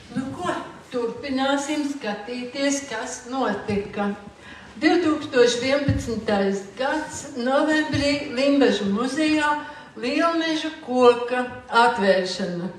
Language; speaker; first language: Latvian; native; Latvian